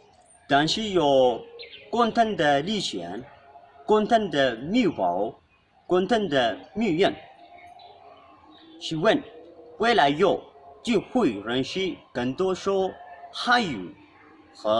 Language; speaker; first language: Chinese; non-native, learner; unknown